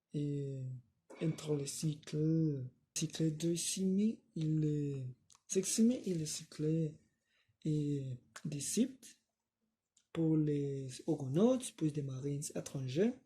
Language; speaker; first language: French; non-native, learner; Spanish